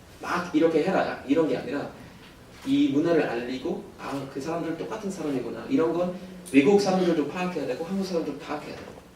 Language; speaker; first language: Korean; non-native, fluent; German